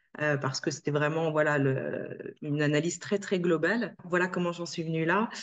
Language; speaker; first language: French; native; French